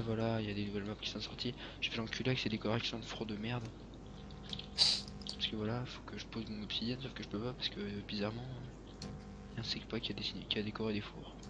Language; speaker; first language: French; native; French